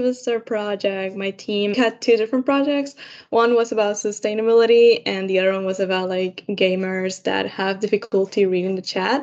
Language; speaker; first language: English; non-native, fluent; Spanish